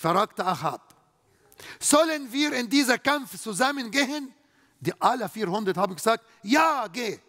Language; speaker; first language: German; non-native, fluent; Arabic